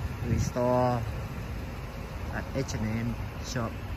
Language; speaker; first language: English; non-native, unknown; Vietnamese